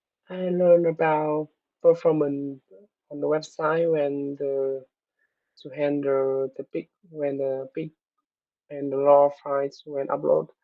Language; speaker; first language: English; non-native, learner; Vietnamese